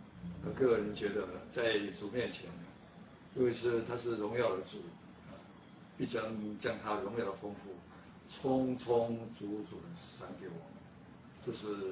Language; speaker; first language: Chinese; native; Chinese